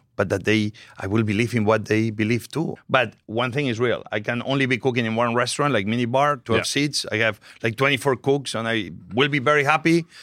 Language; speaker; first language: English; non-native, fluent; Spanish